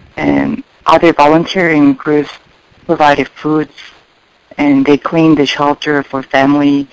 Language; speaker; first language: English; non-native, fluent; Korean